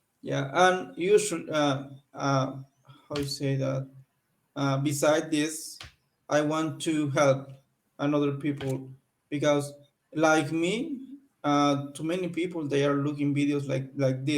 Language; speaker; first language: English; non-native, learner; Spanish